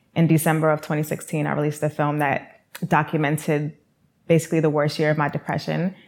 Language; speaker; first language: English; native; English